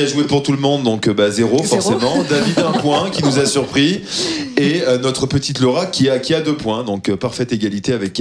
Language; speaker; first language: French; native; French